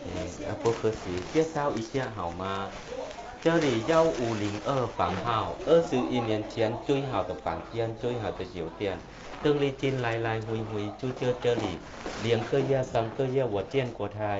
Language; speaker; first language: Chinese; non-native, learner; Thai